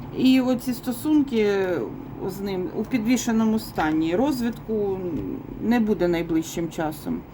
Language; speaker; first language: Ukrainian; non-native, local second language; Russian